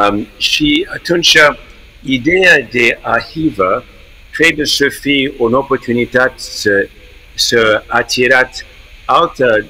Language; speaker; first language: Romanian; early bilingual, heritage; English